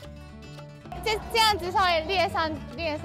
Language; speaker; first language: Chinese; non-native, fluent; Japanese